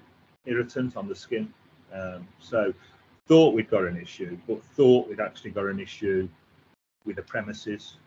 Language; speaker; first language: English; native; English